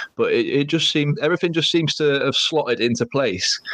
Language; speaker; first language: English; native; English